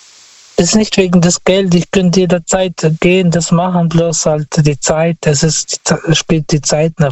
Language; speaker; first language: German; non-native, fluent; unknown